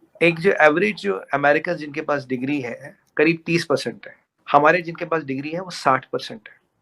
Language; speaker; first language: Hindi; native; Hindi